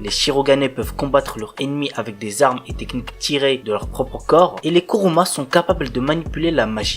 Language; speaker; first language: French; native; French